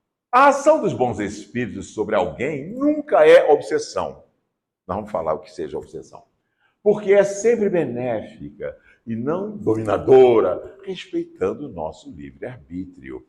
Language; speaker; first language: Portuguese; native; Portuguese